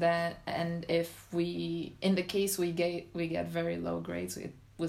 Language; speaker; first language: English; non-native, fluent; Romanian